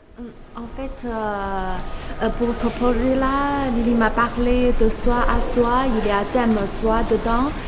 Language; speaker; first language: French; non-native, learner; Chinese